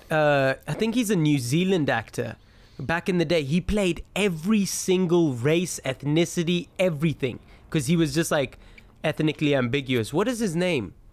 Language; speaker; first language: English; native; English